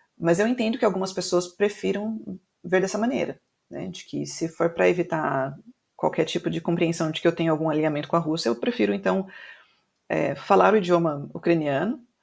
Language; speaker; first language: Portuguese; native; Portuguese